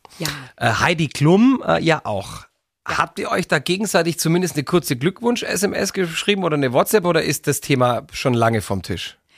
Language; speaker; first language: German; native; German